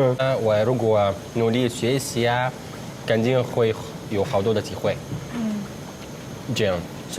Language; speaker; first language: Chinese; non-native, learner; Arabic